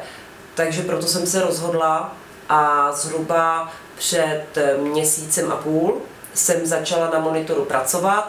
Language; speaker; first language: Czech; native; Czech